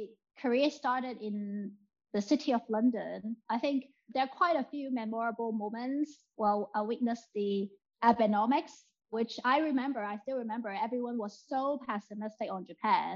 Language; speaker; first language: English; non-native, local second language; Cantonese